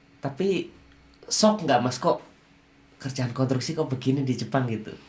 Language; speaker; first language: Indonesian; native; Indonesian